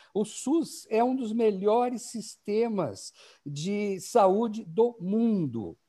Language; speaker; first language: Portuguese; native; Portuguese